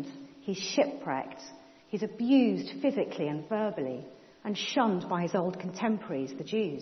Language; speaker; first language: English; native; English